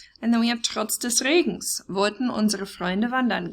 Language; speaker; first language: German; non-native, fluent; English